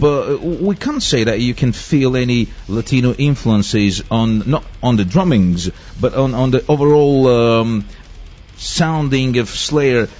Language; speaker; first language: English; non-native, fluent; Bulgarian